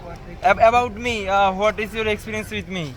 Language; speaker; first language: English; non-native, learner; Bangla